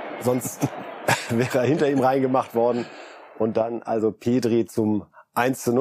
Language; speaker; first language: German; native; German